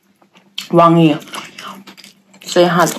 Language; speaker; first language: Indonesian; non-native, fluent; Thai